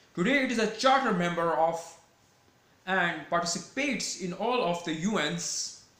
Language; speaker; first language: English; non-native, local second language; Urdu